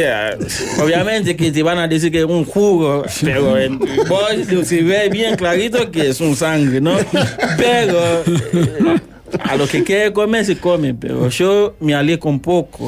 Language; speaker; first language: Spanish; non-native, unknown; Yoruba